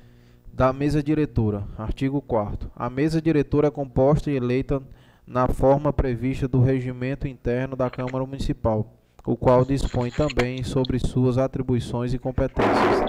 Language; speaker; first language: Portuguese; native; Portuguese